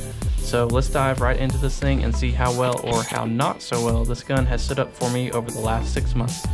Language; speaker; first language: English; native; English